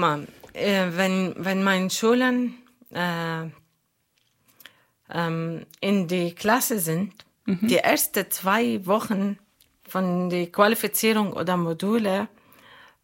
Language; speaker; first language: German; non-native, learner; Arabic